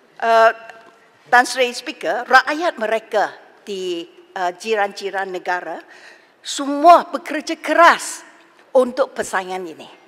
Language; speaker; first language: Malay; non-native, local second language; Chinese